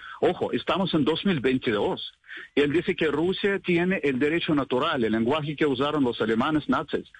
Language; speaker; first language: Spanish; non-native, fluent; Russian